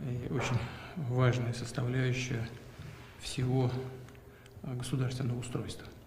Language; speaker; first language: Russian; native; Russian